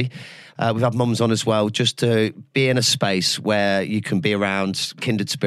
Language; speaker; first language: English; native; English